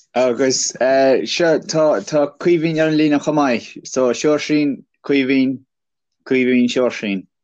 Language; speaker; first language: Irish; native; Irish